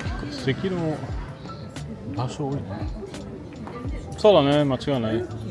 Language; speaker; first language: Japanese; non-native, learner; French